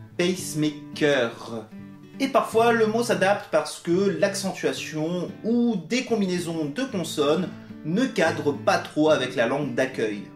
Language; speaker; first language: French; native; French